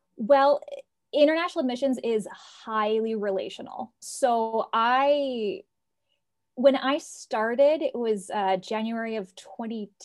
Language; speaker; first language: English; early bilingual, other home language; Portuguese